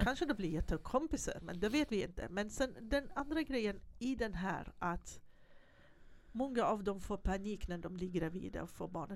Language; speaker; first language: Swedish; non-native, fluent; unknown